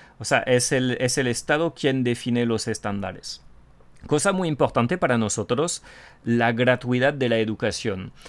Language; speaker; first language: Spanish; non-native, fluent; French